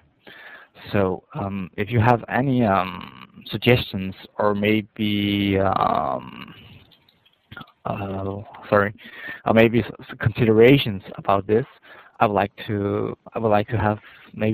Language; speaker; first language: English; non-native, fluent; Danish